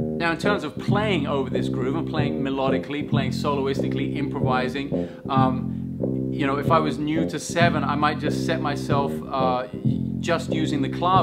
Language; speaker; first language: English; native; English